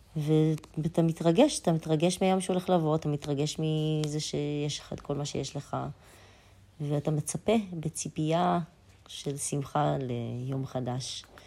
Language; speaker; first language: Hebrew; early bilingual, other home language; Russian